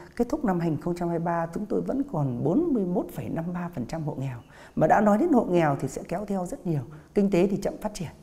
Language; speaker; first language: Vietnamese; native; Vietnamese